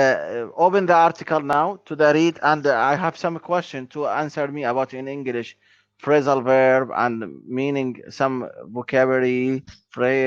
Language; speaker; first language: English; non-native, learner; Arabic